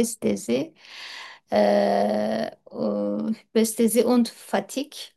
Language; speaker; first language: German; non-native, learner; Turkish